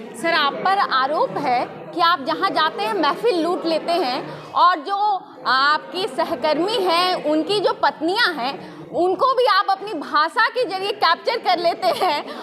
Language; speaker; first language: Hindi; native; Hindi